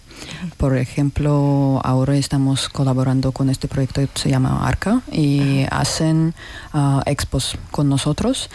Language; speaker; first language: Spanish; non-native, learner; Russian